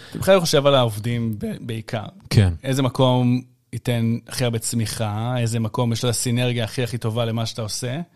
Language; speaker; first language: Hebrew; native; Hebrew